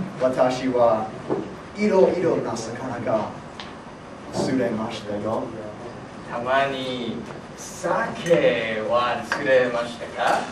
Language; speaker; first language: Japanese; non-native, learner; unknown